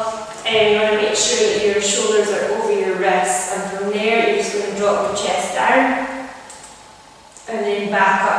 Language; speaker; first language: English; native; English